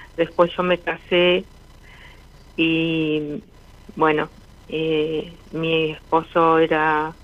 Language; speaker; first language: Spanish; native; Spanish